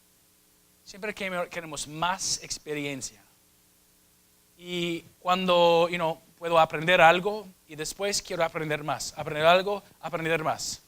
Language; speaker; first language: Spanish; non-native, fluent; English